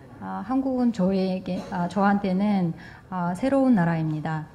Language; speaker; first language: Korean; non-native, fluent; Kyrgyz